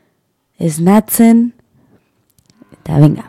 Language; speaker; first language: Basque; non-native, learner; Spanish